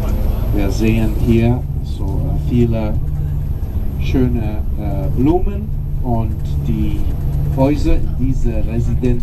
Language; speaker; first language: German; non-native, learner; English